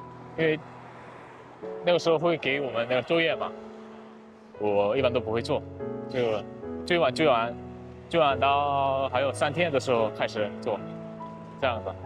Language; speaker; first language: Chinese; non-native, fluent; Korean